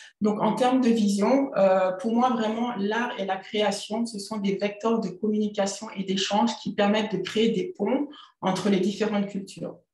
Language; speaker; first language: French; native; French